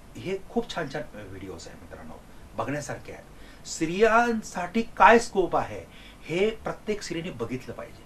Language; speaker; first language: Marathi; non-native, local second language; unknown